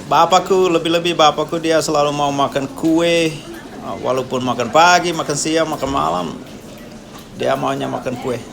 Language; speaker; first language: Indonesian; non-native, local second language; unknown